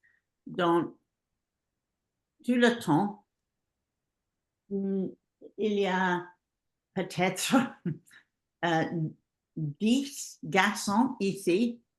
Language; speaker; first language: French; non-native, learner; English